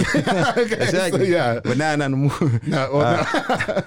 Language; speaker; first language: English; non-native, fluent; Spanish